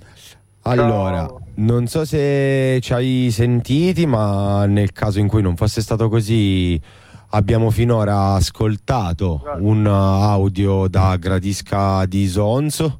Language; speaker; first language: Italian; native; Italian